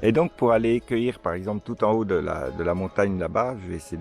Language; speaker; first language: French; native; French